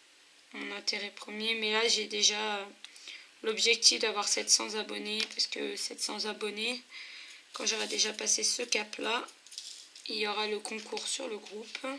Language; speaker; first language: French; native; French